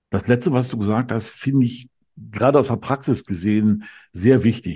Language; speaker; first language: German; native; German